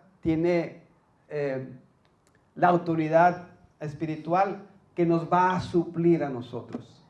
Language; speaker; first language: Spanish; native; Spanish